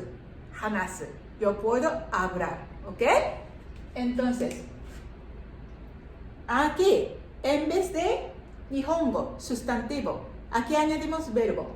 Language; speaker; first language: Spanish; non-native, fluent; Japanese